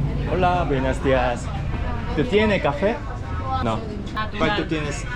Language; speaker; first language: Spanish; non-native, learner; Korean